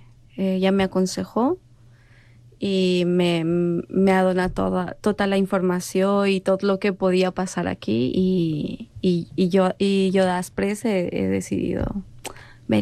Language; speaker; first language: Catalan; non-native, learner; Spanish